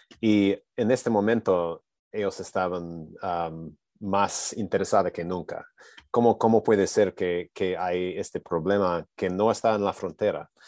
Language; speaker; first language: Spanish; non-native, learner; English